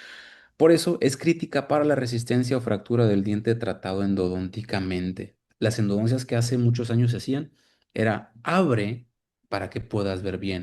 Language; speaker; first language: Spanish; native; Spanish